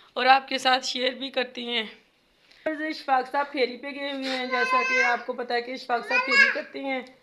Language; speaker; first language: Urdu; non-native, local second language; Punjabi